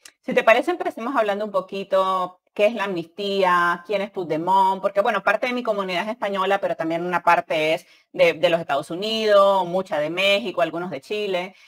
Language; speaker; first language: Spanish; native; Spanish